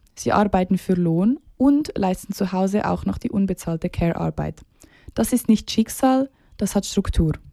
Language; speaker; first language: German; native; German